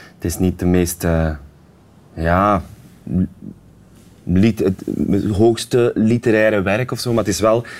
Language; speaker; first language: Dutch; native; Dutch